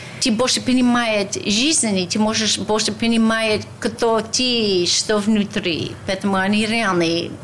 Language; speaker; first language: Russian; non-native, learner; English